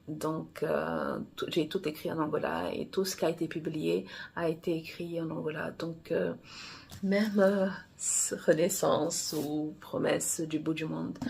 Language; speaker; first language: French; non-native, fluent; Portuguese